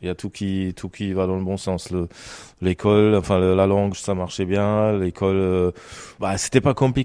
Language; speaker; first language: French; non-native, fluent; German